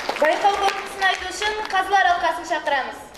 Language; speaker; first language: Kazakh; native; Kazakh